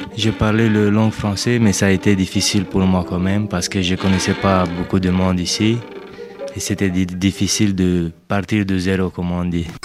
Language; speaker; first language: French; non-native, fluent; Romanian